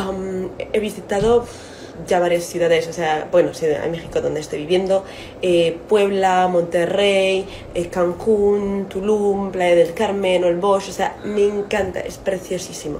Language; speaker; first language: Spanish; non-native, fluent; Italian